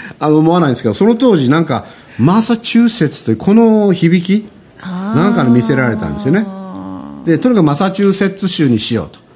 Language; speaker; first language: Japanese; native; Japanese